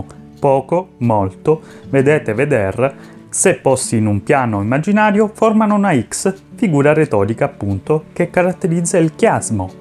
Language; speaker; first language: Italian; native; Italian